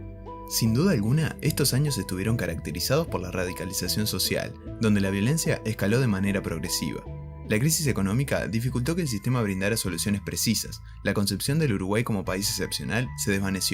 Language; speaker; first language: Spanish; native; Spanish